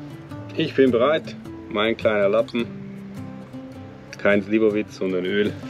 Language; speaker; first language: German; native; German